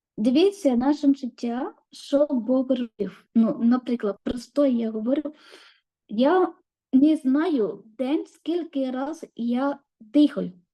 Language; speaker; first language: Ukrainian; non-native, learner; Malayalam